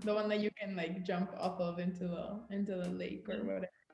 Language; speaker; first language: English; early bilingual, other home language; Spanish